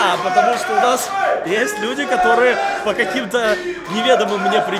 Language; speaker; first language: Russian; native; Russian